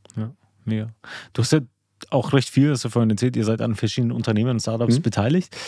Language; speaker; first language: German; early bilingual, other home language; Albanian